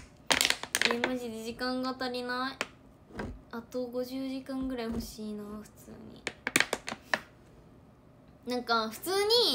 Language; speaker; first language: Japanese; native; Japanese